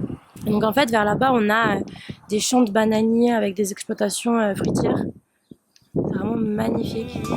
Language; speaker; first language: French; native; French